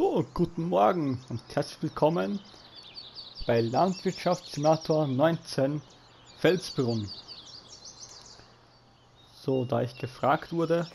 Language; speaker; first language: German; native; German